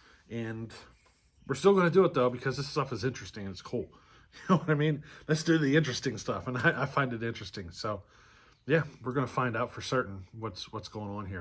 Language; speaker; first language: English; native; English